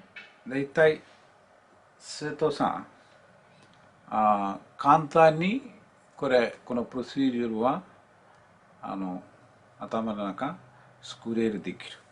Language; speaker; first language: Japanese; non-native, learner; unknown